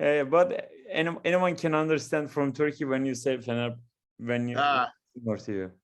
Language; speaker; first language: English; non-native, learner; Turkish